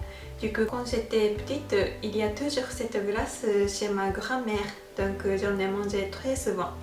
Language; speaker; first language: French; non-native, fluent; Japanese